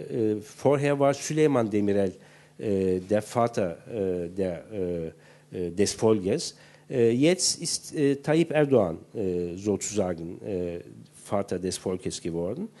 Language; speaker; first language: German; non-native, fluent; Turkish